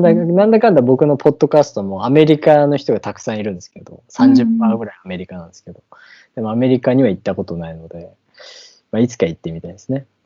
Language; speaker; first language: Japanese; native; Japanese